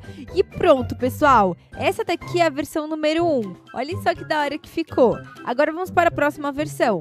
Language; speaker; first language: Portuguese; native; Portuguese